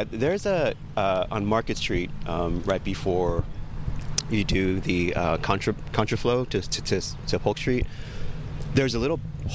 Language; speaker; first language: English; native; English